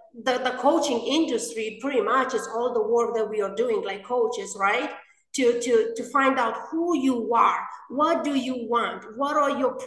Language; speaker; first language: English; non-native, fluent; Romanian